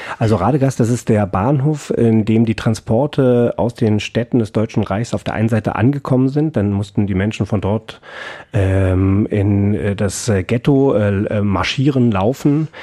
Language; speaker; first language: German; native; German